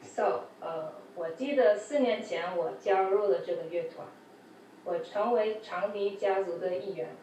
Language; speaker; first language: Chinese; early bilingual, other home language; English